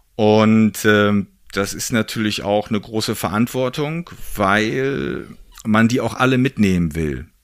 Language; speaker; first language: German; native; German